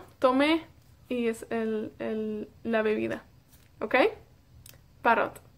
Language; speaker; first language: Spanish; non-native, fluent; Welsh